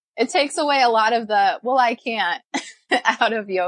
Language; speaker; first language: English; native; English